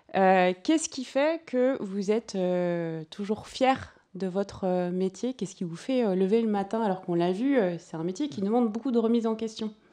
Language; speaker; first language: French; native; French